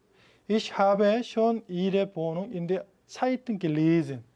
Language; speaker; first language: German; non-native, fluent; Korean